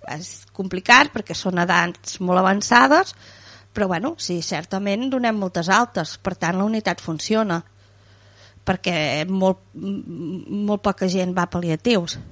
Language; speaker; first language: Catalan; native; Catalan